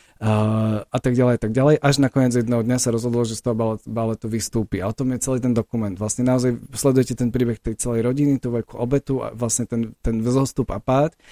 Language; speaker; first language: Slovak; native; Slovak